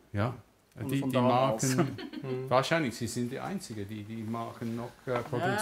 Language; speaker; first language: German; non-native, fluent; English